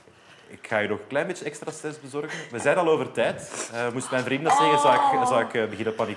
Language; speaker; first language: Dutch; native; Dutch